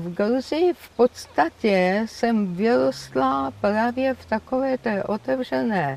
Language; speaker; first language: Czech; non-native, fluent; Georgian